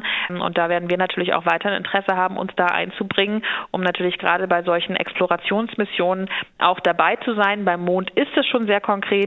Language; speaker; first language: German; native; German